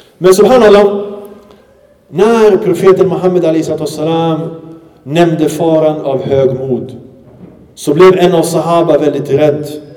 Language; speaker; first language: Swedish; early bilingual, other home language; Arabic